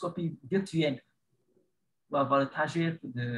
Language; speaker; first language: French; non-native, learner; Vietnamese